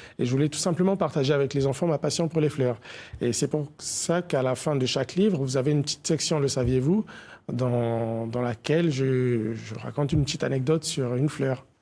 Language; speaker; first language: French; early bilingual, other home language; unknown